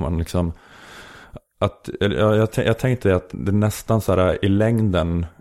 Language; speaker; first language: Swedish; native; Swedish